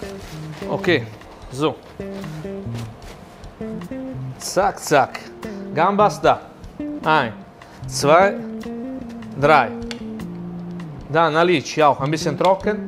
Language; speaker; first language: German; non-native, learner; Italian